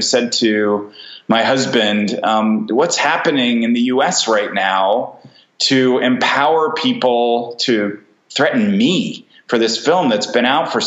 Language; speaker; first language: English; native; English